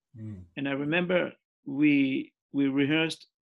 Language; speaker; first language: English; early bilingual, other home language; French